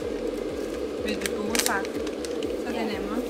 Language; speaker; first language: Danish; non-native, learner; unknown